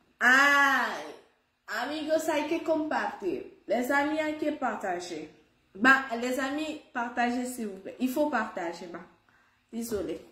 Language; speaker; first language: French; non-native, local second language; Haitian Creole